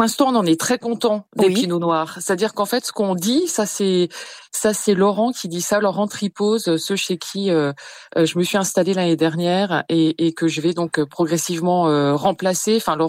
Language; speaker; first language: French; native; French